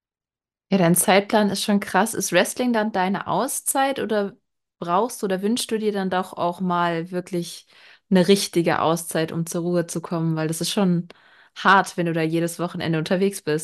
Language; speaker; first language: German; native; German